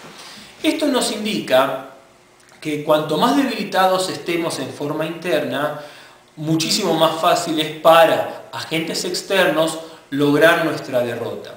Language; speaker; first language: Spanish; native; Spanish